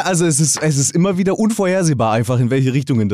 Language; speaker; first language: German; native; German